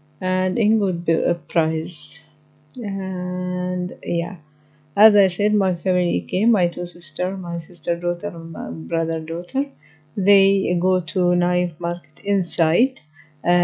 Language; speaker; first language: English; non-native, learner; Arabic